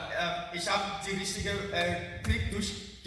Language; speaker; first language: German; non-native, learner; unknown